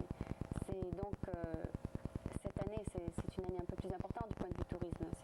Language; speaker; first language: French; native; French